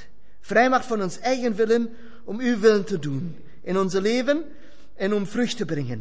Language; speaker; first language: Dutch; non-native, fluent; German